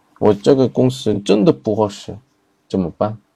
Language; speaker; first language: Chinese; non-native, learner; Korean